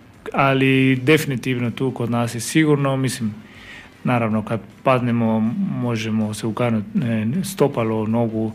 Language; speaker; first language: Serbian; non-native, learner; Spanish